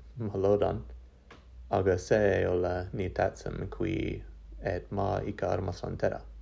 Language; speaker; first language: Estonian; non-native, learner; English